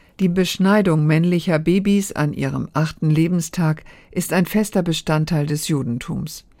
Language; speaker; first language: German; native; German